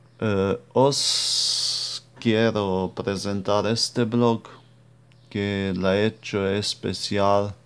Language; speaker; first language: Spanish; non-native, fluent; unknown